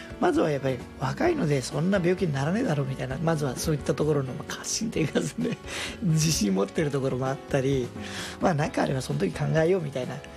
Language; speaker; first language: Japanese; non-native, fluent; Nepali